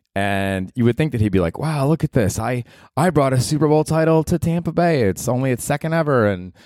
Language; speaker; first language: English; native; English